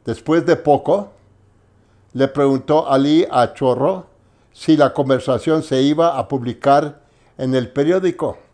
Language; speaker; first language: Spanish; early bilingual, heritage; Spanish